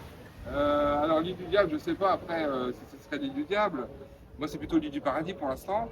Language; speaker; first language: French; native; French